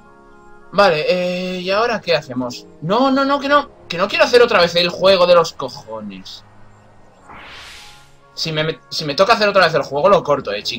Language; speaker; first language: Spanish; native; Spanish